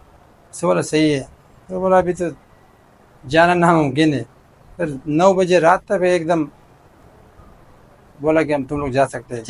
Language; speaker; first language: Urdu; non-native, fluent; Pashto